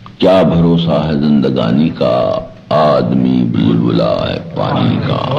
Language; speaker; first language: Urdu; native; Urdu